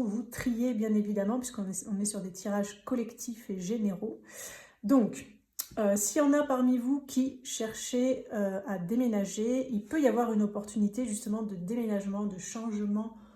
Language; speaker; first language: French; native; French